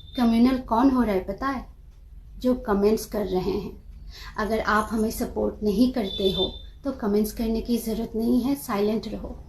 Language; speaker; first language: Hindi; non-native, local second language; Kok Borok